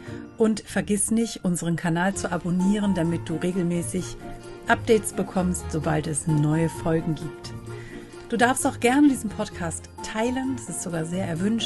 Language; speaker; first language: German; native; German